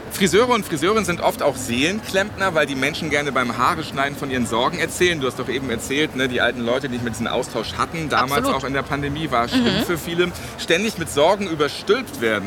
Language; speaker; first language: German; native; German